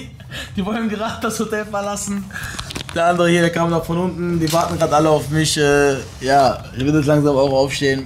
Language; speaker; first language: German; native; German